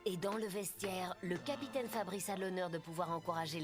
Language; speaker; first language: French; native; French